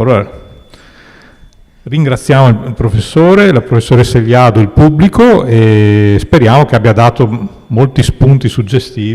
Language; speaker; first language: Italian; native; Italian